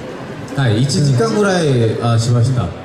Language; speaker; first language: Japanese; non-native, learner; Korean